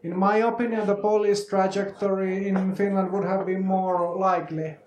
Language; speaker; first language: English; non-native, fluent; Finnish